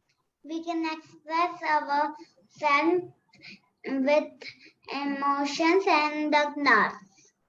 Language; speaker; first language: English; non-native, learner; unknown